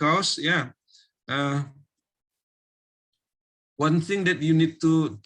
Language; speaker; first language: English; non-native, fluent; Indonesian